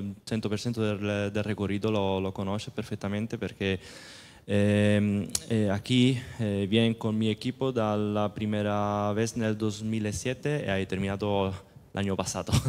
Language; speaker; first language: Spanish; non-native, fluent; Italian